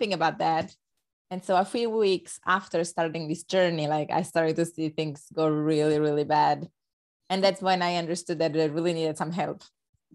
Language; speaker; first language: English; non-native, fluent; Italian